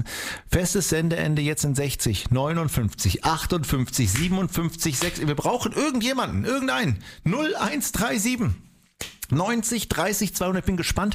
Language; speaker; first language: German; native; German